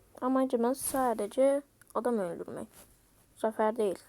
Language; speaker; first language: Turkish; native; Turkish